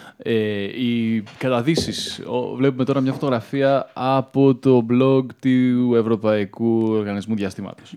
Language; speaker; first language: Greek; native; Greek